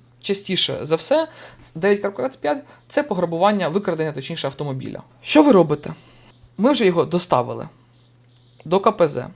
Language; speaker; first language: Ukrainian; native; Ukrainian